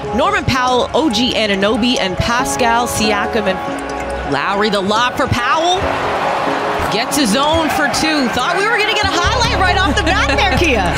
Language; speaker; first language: English; native; English